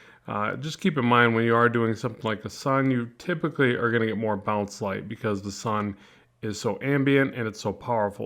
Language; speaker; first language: English; native; English